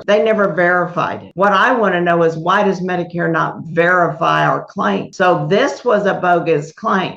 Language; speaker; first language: English; native; English